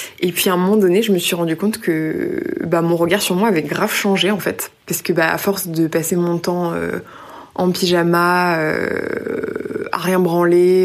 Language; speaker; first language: French; native; French